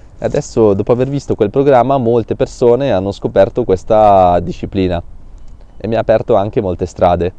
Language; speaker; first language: Italian; early bilingual, other home language; Russian